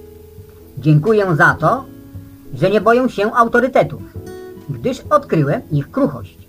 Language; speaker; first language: Polish; native; Polish